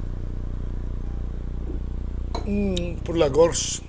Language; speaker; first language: French; non-native, fluent; Spanish